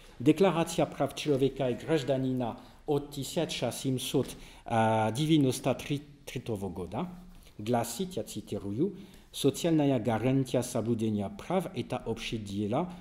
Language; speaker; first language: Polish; non-native, learner; French